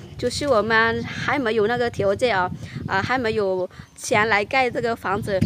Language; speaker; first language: Chinese; non-native, fluent; Lao